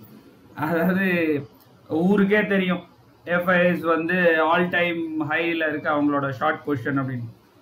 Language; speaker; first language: Tamil; native; Tamil